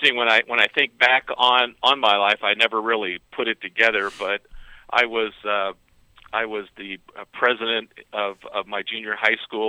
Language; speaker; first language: English; native; English